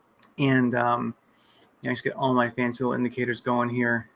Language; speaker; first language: English; native; English